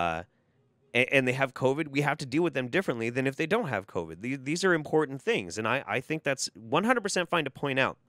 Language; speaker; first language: English; native; English